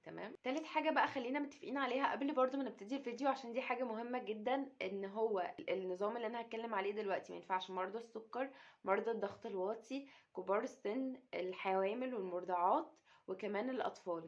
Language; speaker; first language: Arabic; native; Arabic